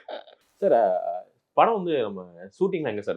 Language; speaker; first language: Tamil; native; Tamil